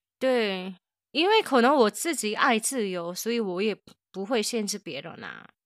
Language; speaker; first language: Chinese; non-native, fluent; Korean